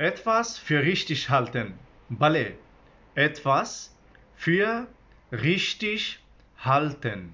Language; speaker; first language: German; non-native, fluent; Persian